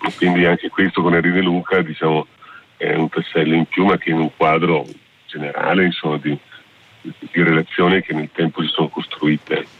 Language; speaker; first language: Italian; native; Italian